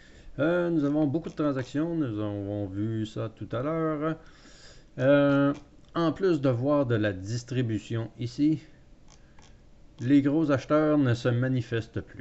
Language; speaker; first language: French; native; French